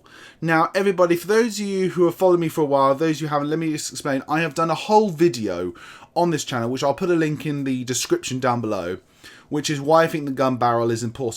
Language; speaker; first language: English; native; English